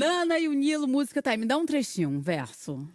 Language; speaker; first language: Portuguese; native; Portuguese